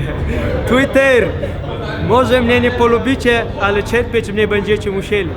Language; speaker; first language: Polish; early bilingual, other home language; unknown